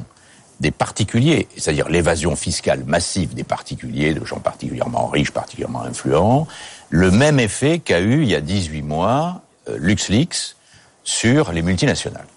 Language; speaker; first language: French; native; French